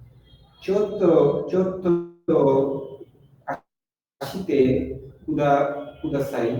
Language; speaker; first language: Japanese; non-native, learner; Bangla